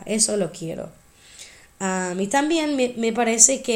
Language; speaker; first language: Spanish; non-native, fluent; English